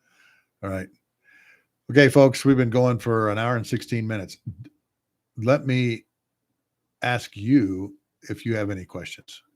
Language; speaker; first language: English; native; English